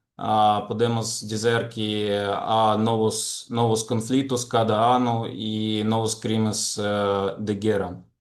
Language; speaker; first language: Portuguese; non-native, fluent; Ukrainian